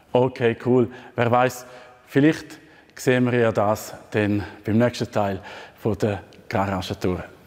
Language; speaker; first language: German; native; German